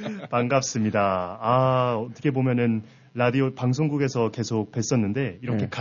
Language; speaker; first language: Korean; native; Korean